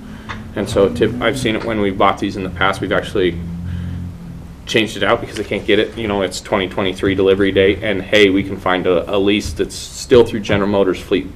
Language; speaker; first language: English; native; English